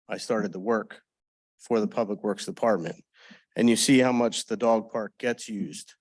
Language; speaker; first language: English; native; English